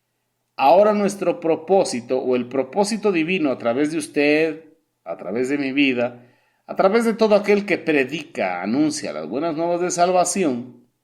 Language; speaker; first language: Spanish; native; Spanish